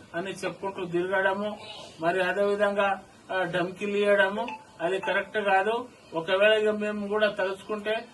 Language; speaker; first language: Telugu; non-native, local second language; Lambadi